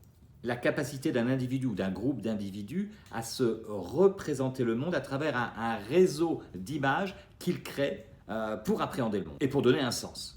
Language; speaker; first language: French; native; French